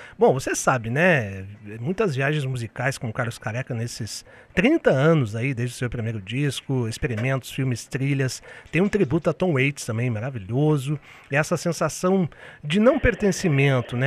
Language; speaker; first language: Portuguese; native; Portuguese